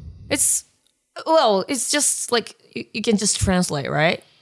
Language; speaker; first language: English; non-native, fluent; Japanese